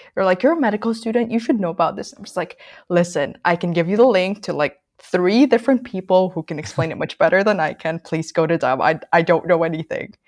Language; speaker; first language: English; non-native, local second language; Filipino